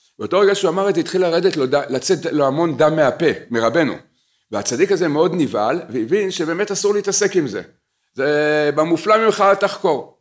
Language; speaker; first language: Hebrew; native; Hebrew